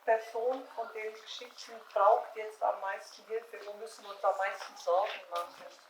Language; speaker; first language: German; native; German